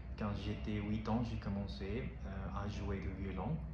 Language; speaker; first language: French; non-native, learner; Spanish